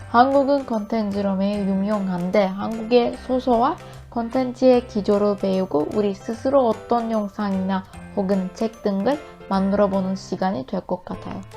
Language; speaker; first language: Korean; non-native, learner; Turkish